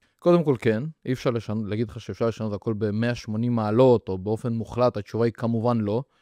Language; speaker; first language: Hebrew; early bilingual, other home language; Russian